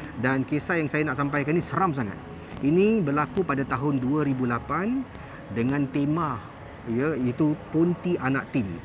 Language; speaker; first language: Malay; native; Malay